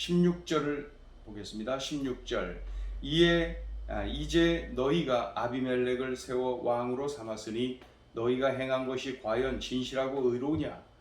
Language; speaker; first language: Korean; native; Korean